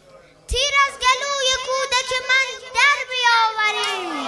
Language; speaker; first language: Persian; native; Persian